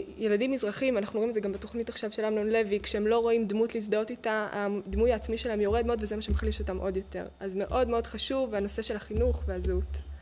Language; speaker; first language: Hebrew; native; Hebrew